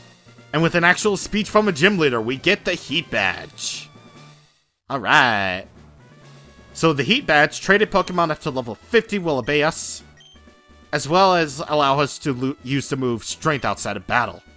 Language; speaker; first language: English; native; English